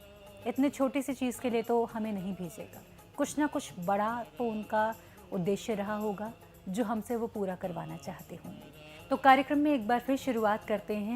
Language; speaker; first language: Hindi; native; Hindi